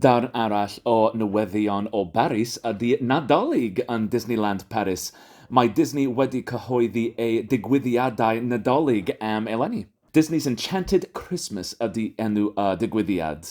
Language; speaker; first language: Welsh; non-native, fluent; English